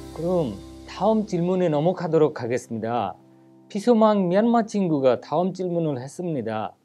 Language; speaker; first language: Korean; non-native, fluent; Bangla